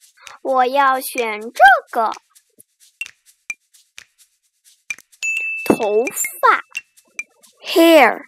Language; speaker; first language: Chinese; early bilingual, heritage; Chinese